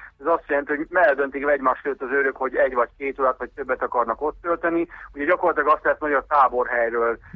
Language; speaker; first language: Hungarian; native; Hungarian